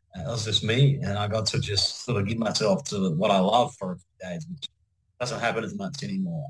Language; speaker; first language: English; native; English